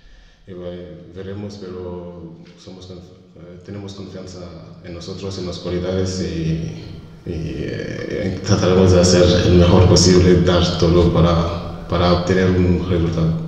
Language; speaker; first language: Spanish; non-native, fluent; French